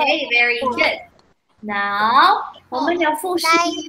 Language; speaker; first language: English; non-native, fluent; Chinese